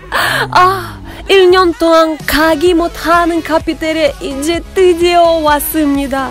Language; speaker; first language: Korean; non-native, learner; Russian